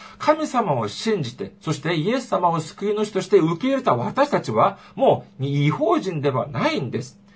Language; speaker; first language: Japanese; non-native, fluent; Korean